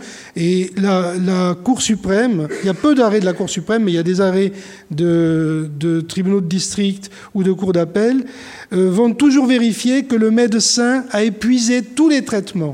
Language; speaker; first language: French; native; French